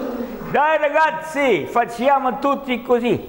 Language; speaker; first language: Italian; non-native, learner; Russian